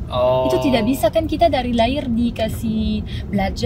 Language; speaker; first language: Indonesian; non-native, fluent; French